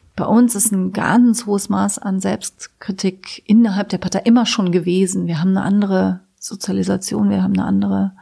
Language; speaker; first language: German; native; German